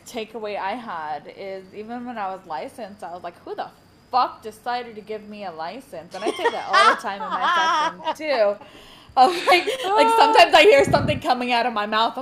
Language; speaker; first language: English; native; English